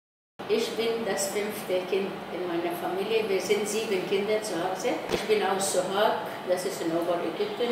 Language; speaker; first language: German; non-native, fluent; Arabic